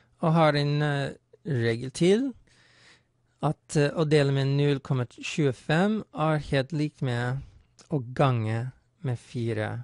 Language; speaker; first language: Norwegian; non-native, fluent; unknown